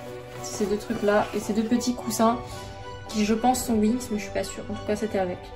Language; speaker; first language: French; native; French